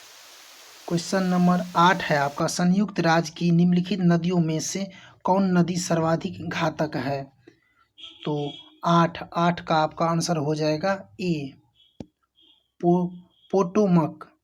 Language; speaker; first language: Hindi; native; Hindi